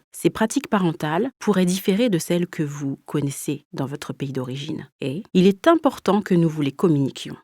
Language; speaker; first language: French; native; French